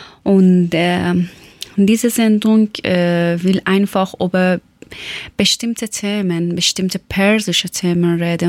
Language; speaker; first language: German; non-native, learner; Persian